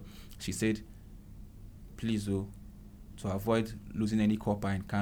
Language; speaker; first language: English; non-native, local second language; Igbo